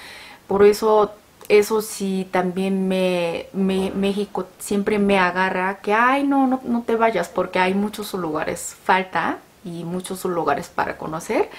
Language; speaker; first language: Spanish; non-native, learner; Korean